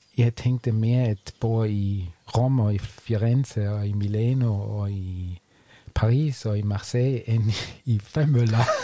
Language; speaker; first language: Danish; non-native, fluent; German